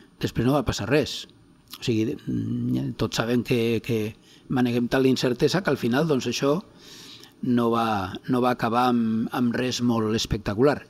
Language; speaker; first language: Catalan; non-native, local second language; Spanish